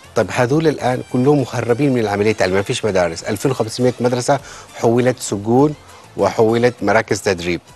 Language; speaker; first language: Arabic; native; Arabic